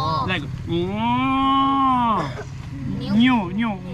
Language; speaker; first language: Chinese; non-native, learner; Italian